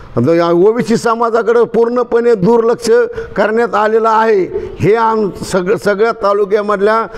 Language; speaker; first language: Marathi; native; Marathi